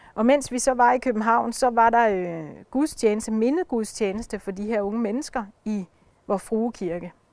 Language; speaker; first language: Danish; native; Danish